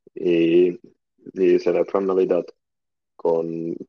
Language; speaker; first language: Spanish; non-native, learner; Finnish